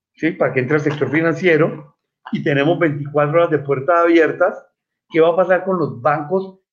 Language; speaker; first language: Spanish; native; Spanish